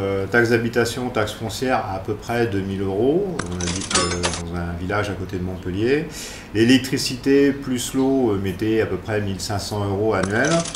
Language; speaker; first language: French; native; French